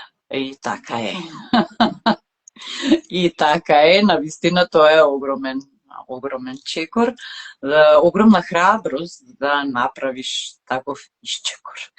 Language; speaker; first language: Macedonian; native; Macedonian